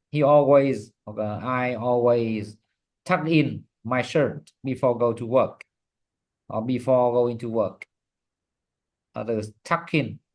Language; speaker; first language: English; non-native, fluent; Vietnamese